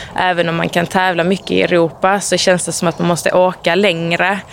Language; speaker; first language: Swedish; native; Swedish